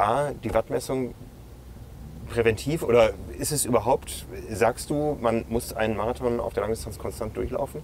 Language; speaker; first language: German; native; German